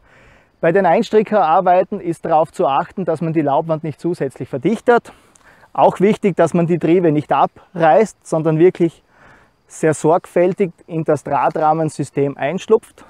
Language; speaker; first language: German; native; German